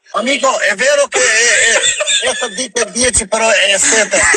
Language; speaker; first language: Italian; non-native, learner; Albanian